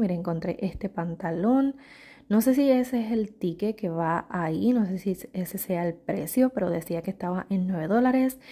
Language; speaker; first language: Spanish; native; Spanish